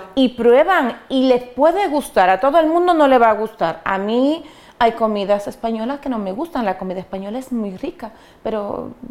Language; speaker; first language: Spanish; native; Spanish